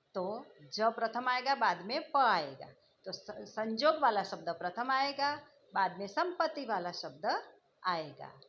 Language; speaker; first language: Hindi; non-native, local second language; Gujarati